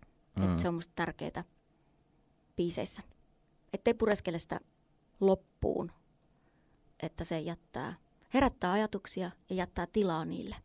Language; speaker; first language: Finnish; native; Finnish